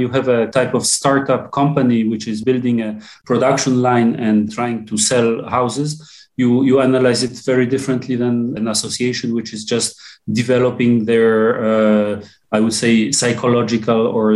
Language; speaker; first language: English; non-native, fluent; Polish